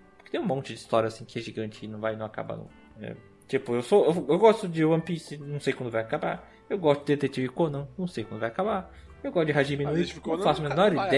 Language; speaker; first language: Portuguese; native; Portuguese